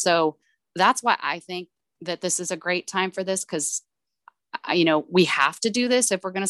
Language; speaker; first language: English; native; English